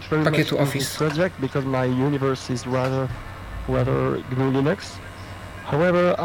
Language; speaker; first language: English; non-native, learner; French